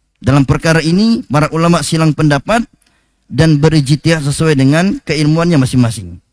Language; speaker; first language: Malay; native; Malay